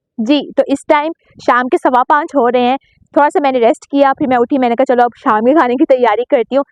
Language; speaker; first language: Urdu; native; Urdu